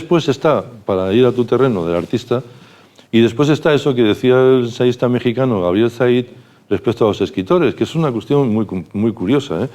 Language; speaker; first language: Spanish; native; Spanish